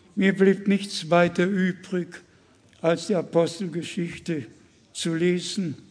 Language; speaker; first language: German; native; German